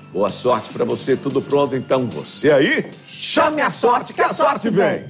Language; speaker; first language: Portuguese; native; Portuguese